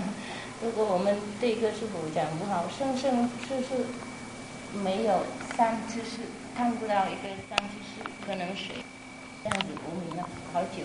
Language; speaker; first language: Chinese; non-native, fluent; Vietnamese